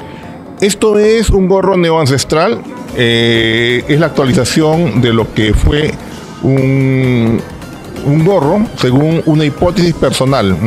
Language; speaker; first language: Spanish; native; Spanish